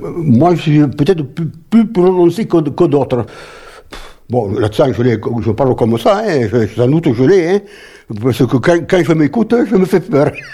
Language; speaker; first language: French; native; French